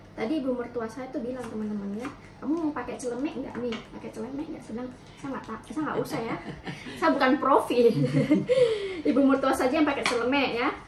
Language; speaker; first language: Indonesian; native; Indonesian